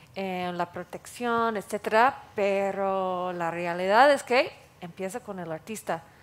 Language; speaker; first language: Spanish; non-native, fluent; English